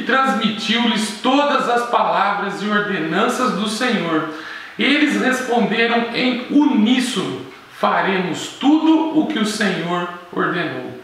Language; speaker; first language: Portuguese; native; Portuguese